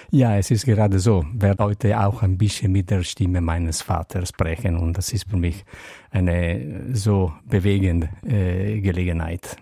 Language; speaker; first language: German; non-native, learner; Italian